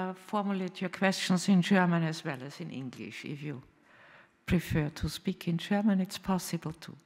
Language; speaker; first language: English; non-native, fluent; German